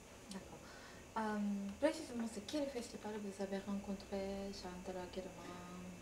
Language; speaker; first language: French; non-native, learner; Japanese